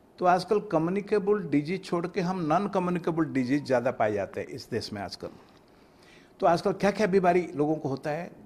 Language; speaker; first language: Hindi; non-native, local second language; Odia